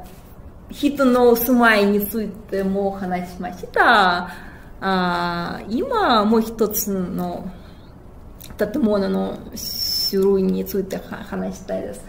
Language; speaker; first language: Japanese; non-native, fluent; Russian